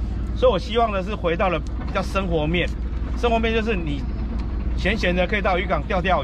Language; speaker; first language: Chinese; native; Chinese